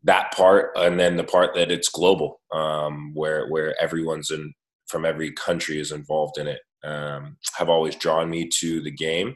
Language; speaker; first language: English; native; English